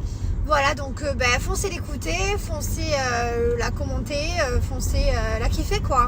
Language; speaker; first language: French; native; French